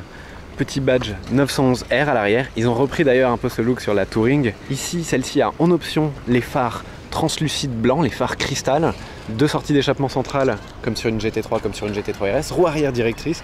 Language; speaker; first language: French; native; French